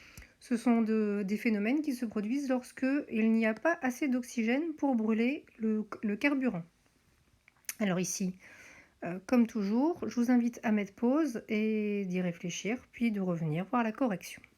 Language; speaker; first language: French; native; French